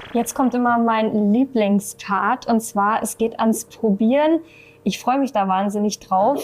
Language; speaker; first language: German; native; German